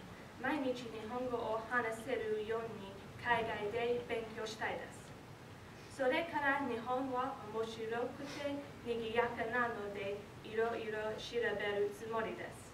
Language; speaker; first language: Japanese; non-native, learner; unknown